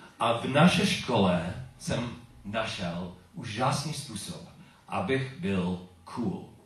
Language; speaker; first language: Czech; non-native, learner; English